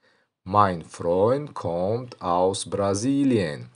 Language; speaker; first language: German; non-native, learner; Tajik